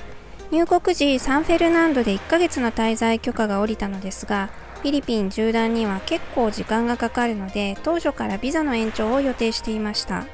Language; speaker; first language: Japanese; native; Japanese